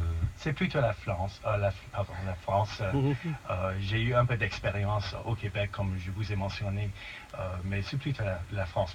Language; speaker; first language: French; non-native, fluent; English